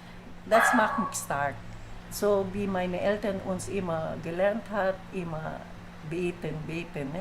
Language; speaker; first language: German; non-native, learner; Filipino